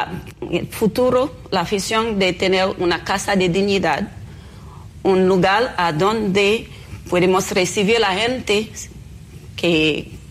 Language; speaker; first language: Spanish; non-native, fluent; Haitian Creole